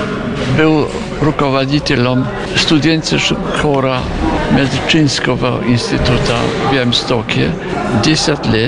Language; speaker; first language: Russian; non-native, fluent; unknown